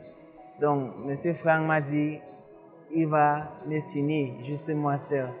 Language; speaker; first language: French; non-native, local second language; English